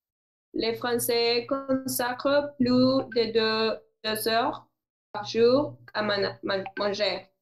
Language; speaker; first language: French; non-native, learner; Spanish